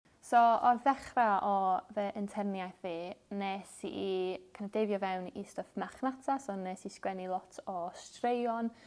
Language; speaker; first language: Welsh; non-native, local second language; English